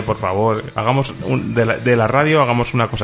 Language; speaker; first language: Spanish; native; Spanish